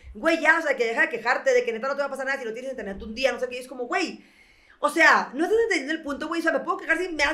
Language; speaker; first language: Spanish; native; Spanish